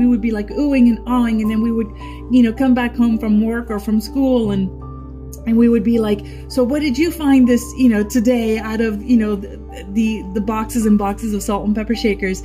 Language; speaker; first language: English; non-native, fluent; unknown